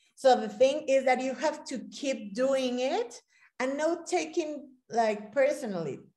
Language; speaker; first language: English; non-native, fluent; Spanish